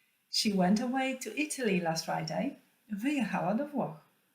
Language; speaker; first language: English; non-native, fluent; Polish